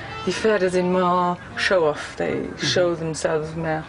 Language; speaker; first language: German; non-native, learner; English